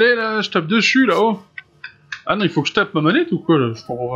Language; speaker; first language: French; native; French